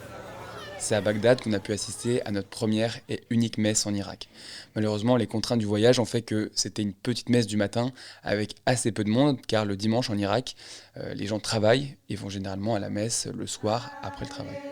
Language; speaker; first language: French; native; French